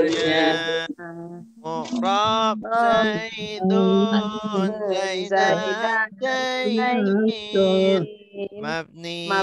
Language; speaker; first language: Arabic; non-native, fluent; Indonesian